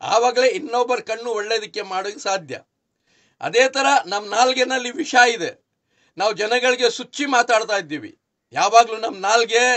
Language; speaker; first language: Kannada; non-native, local second language; Urdu